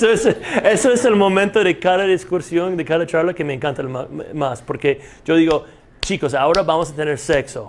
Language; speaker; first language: Spanish; non-native, fluent; English